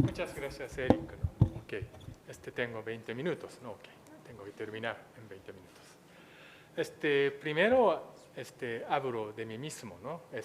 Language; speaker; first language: Spanish; non-native, fluent; Japanese